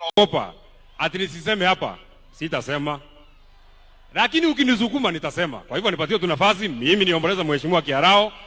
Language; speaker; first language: Swahili; non-native, local second language; Kikuyu